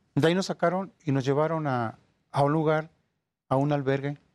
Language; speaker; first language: Spanish; native; Spanish